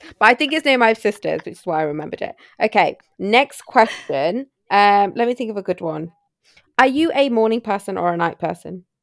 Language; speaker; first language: English; early bilingual, other home language; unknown